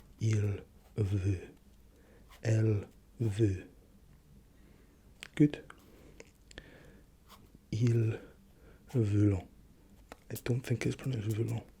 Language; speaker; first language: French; non-native, learner; English